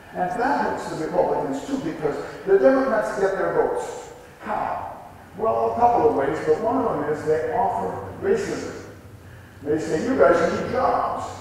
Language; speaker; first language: English; native; English